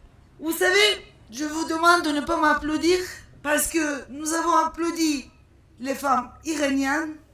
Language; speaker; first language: French; non-native, fluent; Turkish